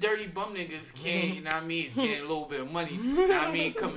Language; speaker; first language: English; native; English